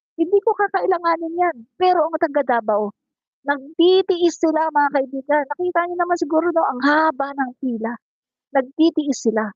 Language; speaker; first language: Filipino; non-native, local second language; Cebuano